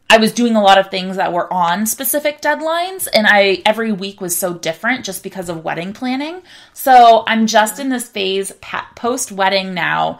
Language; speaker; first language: English; native; English